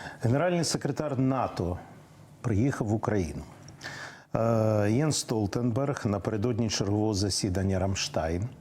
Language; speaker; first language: Ukrainian; native; Ukrainian